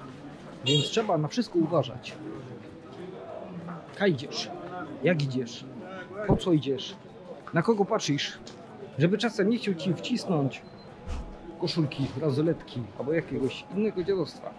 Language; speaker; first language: Polish; native; Polish